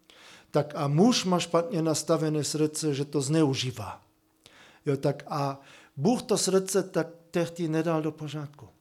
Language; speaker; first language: Czech; non-native, fluent; German